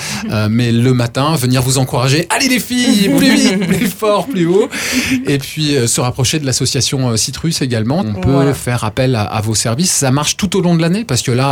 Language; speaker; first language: French; native; French